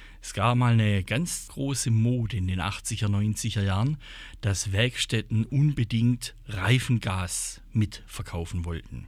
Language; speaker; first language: German; native; German